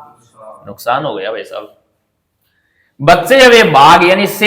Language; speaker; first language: Hindi; native; Hindi